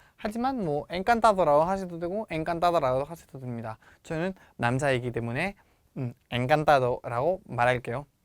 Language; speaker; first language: Korean; non-native, fluent; Spanish